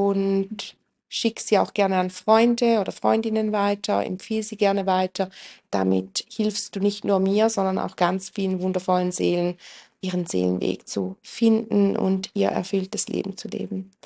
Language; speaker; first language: German; native; German